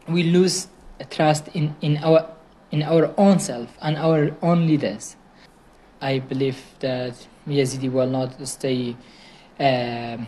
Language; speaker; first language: English; non-native, fluent; Kurdish